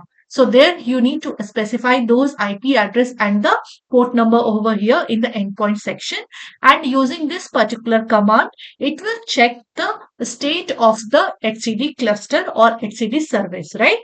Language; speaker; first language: English; non-native, local second language; Hindi